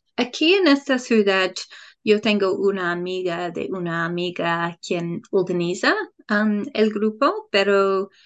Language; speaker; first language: Spanish; non-native, fluent; English